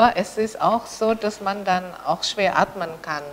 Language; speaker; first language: German; non-native, fluent; Indonesian